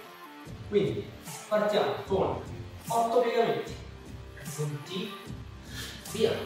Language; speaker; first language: Italian; native; Italian